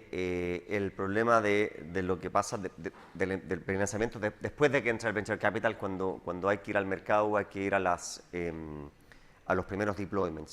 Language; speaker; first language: Spanish; native; Spanish